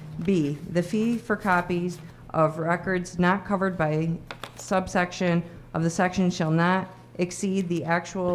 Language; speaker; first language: English; native; English